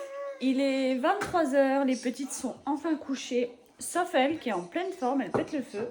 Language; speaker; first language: French; native; French